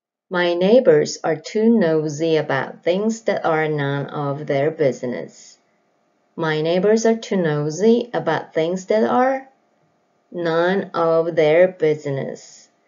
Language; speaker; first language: English; non-native, fluent; Korean